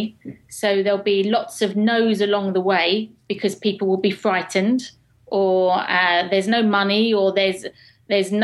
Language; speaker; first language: English; native; English